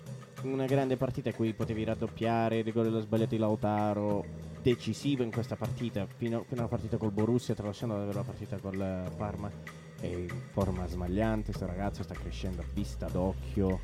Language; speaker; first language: Italian; native; Italian